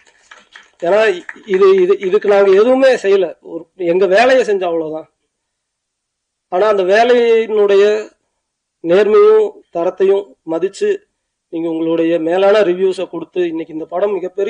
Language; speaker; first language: Tamil; native; Tamil